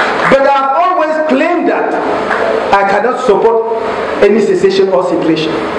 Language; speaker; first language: English; non-native, local second language; French